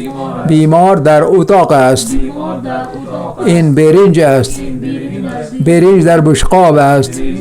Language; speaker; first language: Persian; non-native, fluent; Kashmiri